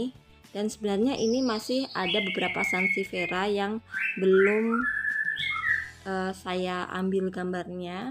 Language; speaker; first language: Indonesian; native; Indonesian